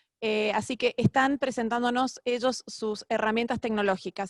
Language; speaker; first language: Spanish; native; Spanish